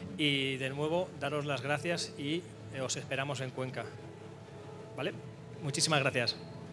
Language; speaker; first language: Spanish; native; Spanish